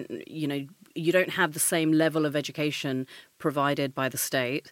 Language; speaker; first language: English; native; English